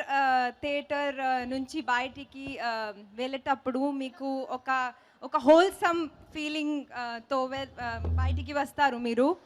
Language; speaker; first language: Telugu; non-native, fluent; Hindi